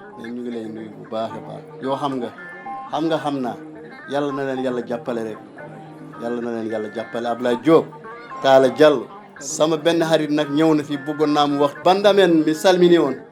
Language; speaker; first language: Wolof; native; Wolof